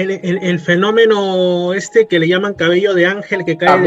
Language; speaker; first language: Spanish; native; Spanish